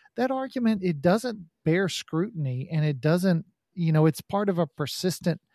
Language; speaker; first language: English; native; English